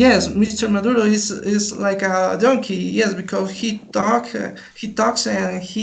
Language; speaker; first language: English; non-native, learner; Spanish